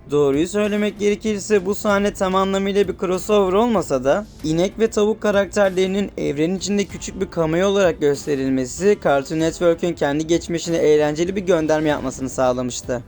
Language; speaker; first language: Turkish; native; Turkish